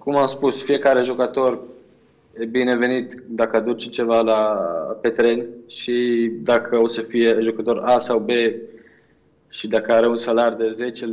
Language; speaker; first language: Romanian; non-native, fluent; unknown